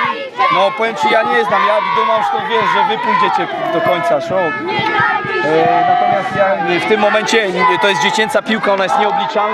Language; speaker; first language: Polish; native; Polish